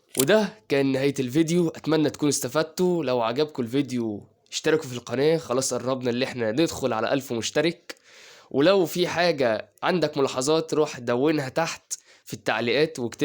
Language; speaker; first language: Arabic; native; Arabic